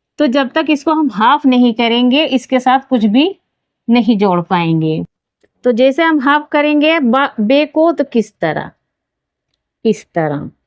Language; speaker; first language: Hindi; native; Hindi